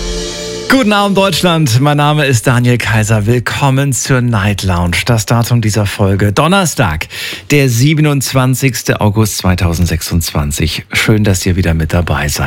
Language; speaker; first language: German; native; German